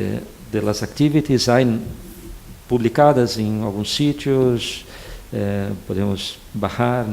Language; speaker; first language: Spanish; non-native, fluent; Portuguese